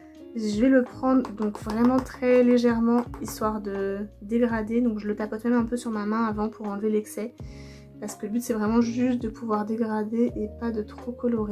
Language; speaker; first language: French; native; French